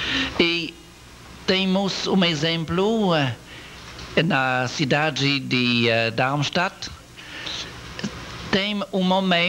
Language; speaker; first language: Portuguese; non-native, learner; French